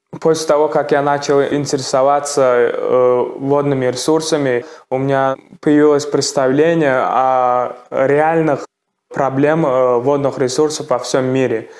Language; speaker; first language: Russian; non-native, local second language; Turkmen